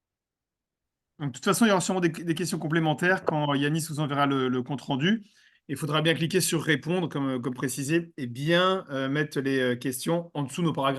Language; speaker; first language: French; native; French